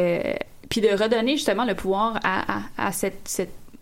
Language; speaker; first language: French; native; French